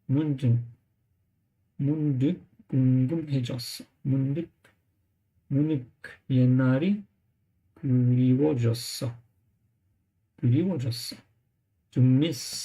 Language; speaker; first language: Korean; non-native, learner; English